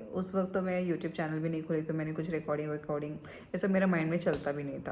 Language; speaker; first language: Hindi; non-native, local second language; Kannada